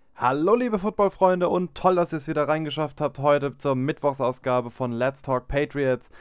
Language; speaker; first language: German; native; German